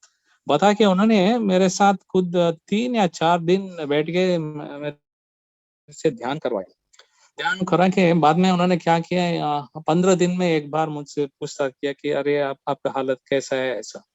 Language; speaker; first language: Hindi; non-native, local second language; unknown